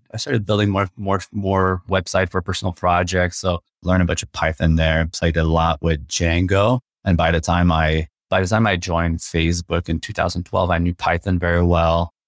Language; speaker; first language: English; non-native, fluent; French